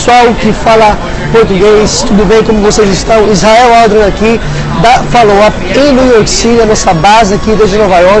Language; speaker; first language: Portuguese; non-native, fluent; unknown